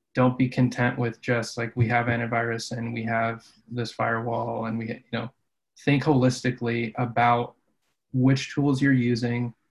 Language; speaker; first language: English; native; English